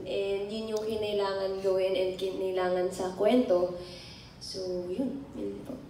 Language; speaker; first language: Filipino; native; Filipino